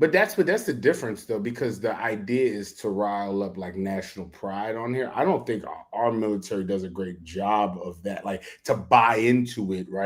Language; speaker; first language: English; native; English